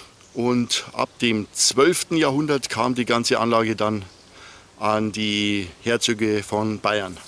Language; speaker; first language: German; native; German